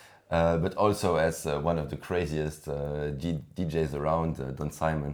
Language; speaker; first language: English; non-native, fluent; French